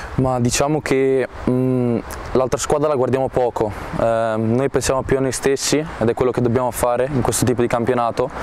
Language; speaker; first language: Italian; native; Italian